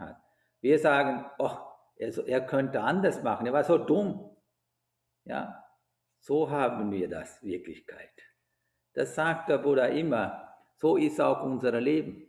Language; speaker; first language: German; non-native, fluent; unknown